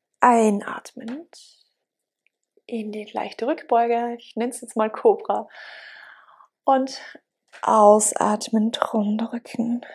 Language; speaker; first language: German; native; German